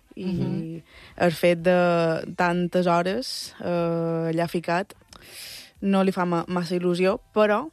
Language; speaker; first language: Catalan; early bilingual, other home language; Spanish